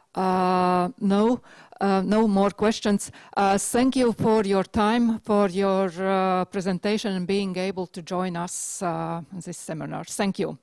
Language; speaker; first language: English; non-native, fluent; Latvian